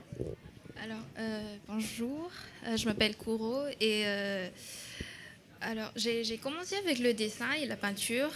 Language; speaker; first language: French; non-native, local second language; Malagasy